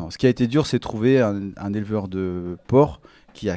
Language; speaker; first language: French; native; French